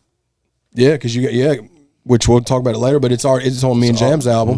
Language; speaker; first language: English; native; English